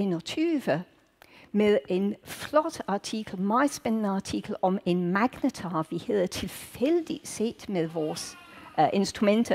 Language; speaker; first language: Danish; native; Danish